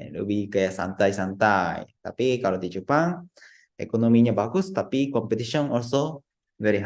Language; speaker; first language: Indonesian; non-native, fluent; Japanese